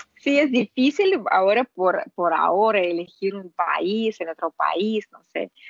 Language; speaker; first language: Spanish; non-native, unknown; Russian